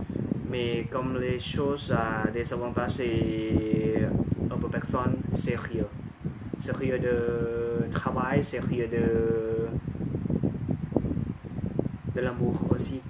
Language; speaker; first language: French; non-native, learner; Thai